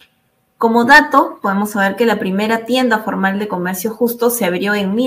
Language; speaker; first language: Spanish; native; Spanish